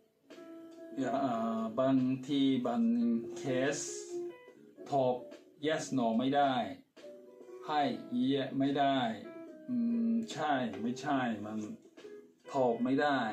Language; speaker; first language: Thai; non-native, fluent; Japanese